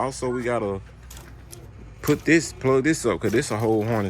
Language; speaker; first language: English; native; English